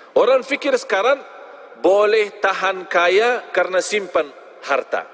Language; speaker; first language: Indonesian; non-native, fluent; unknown